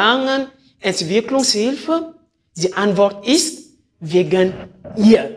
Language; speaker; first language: German; non-native, fluent; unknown